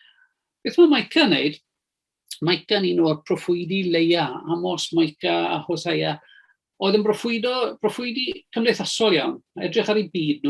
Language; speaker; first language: Welsh; native; Welsh